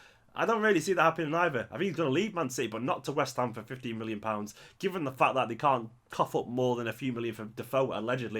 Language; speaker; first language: English; native; English